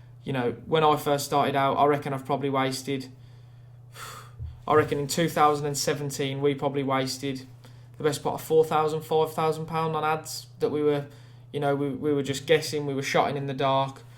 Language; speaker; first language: English; native; English